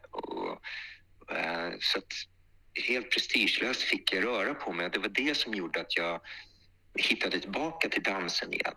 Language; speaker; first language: Swedish; early bilingual, other home language; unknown